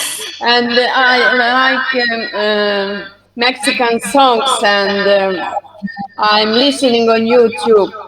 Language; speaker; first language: English; non-native, learner; Hungarian